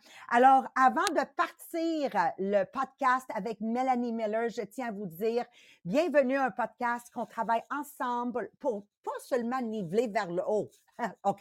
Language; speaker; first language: French; native; French